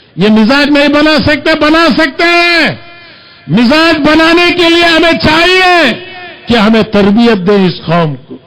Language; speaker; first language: Urdu; native; Urdu